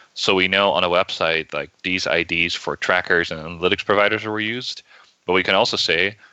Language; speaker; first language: English; non-native, fluent; Dutch